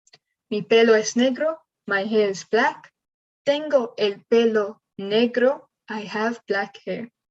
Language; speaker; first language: Spanish; non-native, learner; English